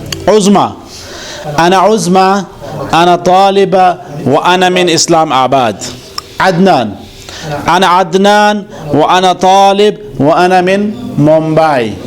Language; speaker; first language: Arabic; non-native, fluent; Kashmiri